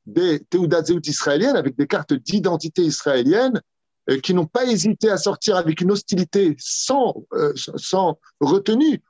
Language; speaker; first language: French; native; French